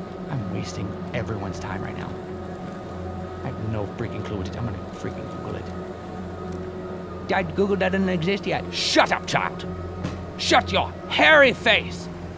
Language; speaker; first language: English; native; English